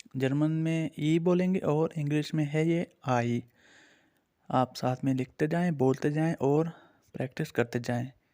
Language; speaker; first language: Urdu; native; Urdu